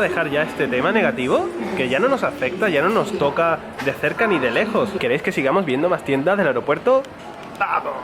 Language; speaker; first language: Spanish; native; Spanish